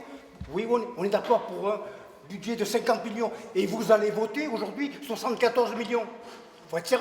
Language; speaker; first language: French; native; French